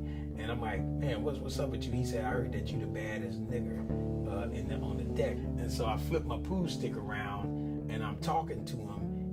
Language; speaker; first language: English; native; English